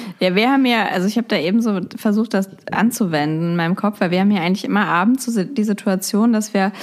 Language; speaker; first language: German; native; German